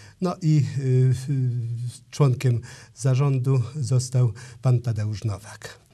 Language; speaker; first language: Polish; native; Polish